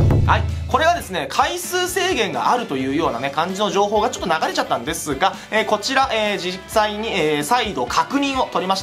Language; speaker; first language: Japanese; native; Japanese